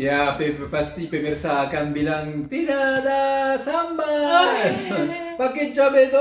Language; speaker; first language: Indonesian; non-native, fluent; French